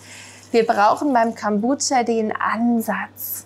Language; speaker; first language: German; native; German